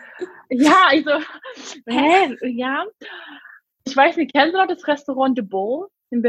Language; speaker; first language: German; non-native, fluent; Hungarian